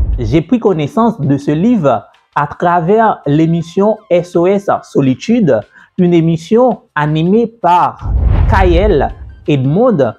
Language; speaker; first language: French; native; French